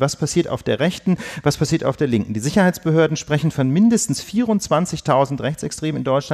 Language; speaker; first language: German; native; German